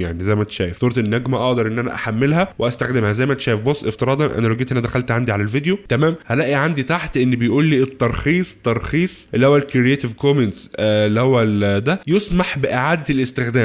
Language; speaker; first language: Arabic; native; Arabic